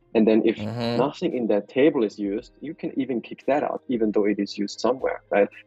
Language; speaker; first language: English; non-native, fluent; German